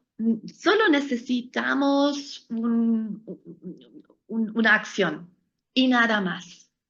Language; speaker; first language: Spanish; non-native, fluent; German